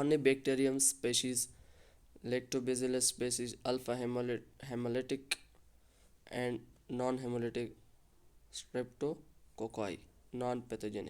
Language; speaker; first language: English; non-native, local second language; Urdu